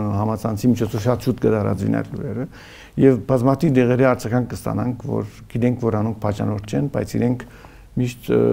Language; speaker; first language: Armenian; early bilingual, heritage; Armenian